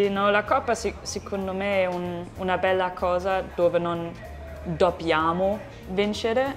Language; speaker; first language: Italian; non-native, fluent; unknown